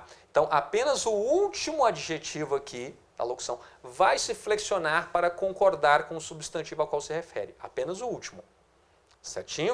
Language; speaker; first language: Portuguese; native; Portuguese